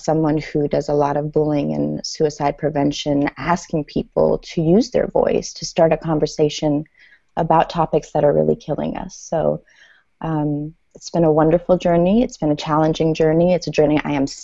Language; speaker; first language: English; early bilingual, other home language; Persian